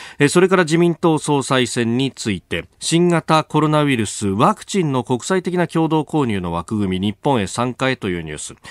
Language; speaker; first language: Japanese; native; Japanese